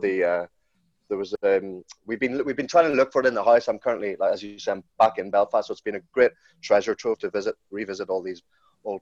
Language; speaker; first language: English; native; English